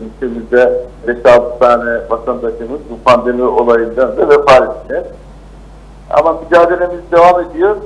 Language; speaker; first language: Turkish; native; Turkish